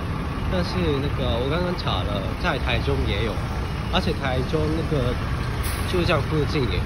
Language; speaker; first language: Chinese; non-native, fluent; Japanese